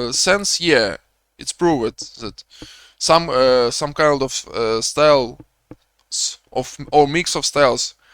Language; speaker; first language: English; non-native, learner; Russian